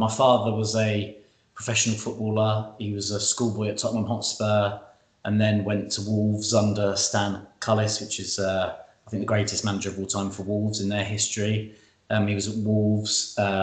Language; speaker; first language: English; native; English